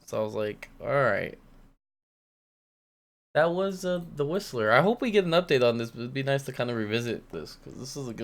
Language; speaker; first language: English; native; English